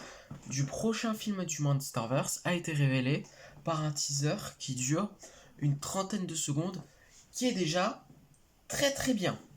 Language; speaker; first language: French; native; French